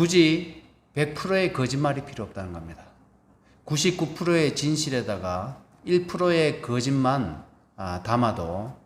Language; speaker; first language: Korean; native; Korean